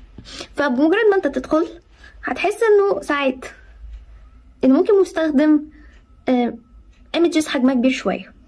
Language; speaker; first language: Arabic; native; Arabic